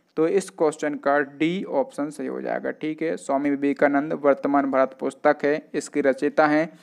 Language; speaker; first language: Hindi; native; Hindi